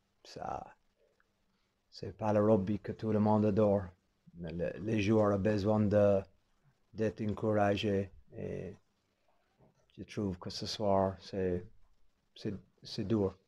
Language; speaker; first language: French; non-native, fluent; English